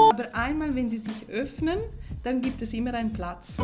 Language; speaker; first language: German; non-native, fluent; Italian